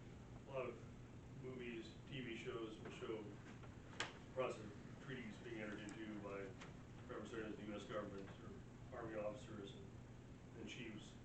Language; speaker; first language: English; native; English